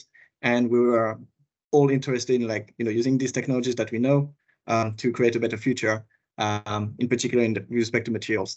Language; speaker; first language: English; non-native, fluent; French